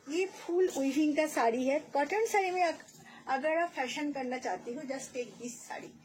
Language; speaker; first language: Hindi; non-native, local second language; Bangla